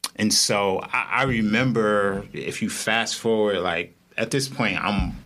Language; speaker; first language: English; native; English